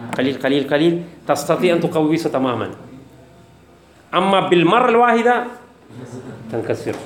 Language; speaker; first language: Arabic; non-native, fluent; Malayalam